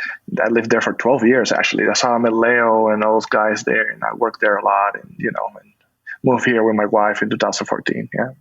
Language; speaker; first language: English; non-native, fluent; Spanish